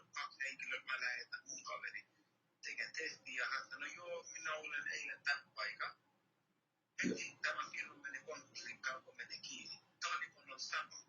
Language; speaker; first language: Finnish; non-native, learner; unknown